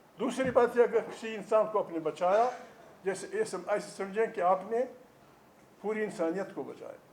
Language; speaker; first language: Urdu; non-native, local second language; Pashto